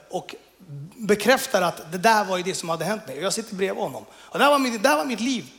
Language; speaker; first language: Swedish; early bilingual, other home language; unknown